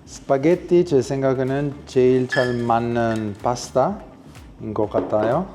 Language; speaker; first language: Korean; non-native, fluent; Italian